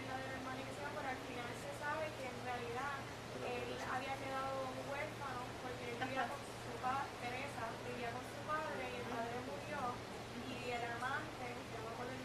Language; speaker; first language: Spanish; native; Spanish